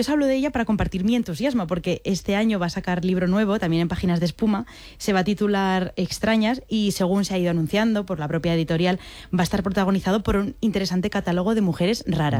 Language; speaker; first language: Spanish; native; Spanish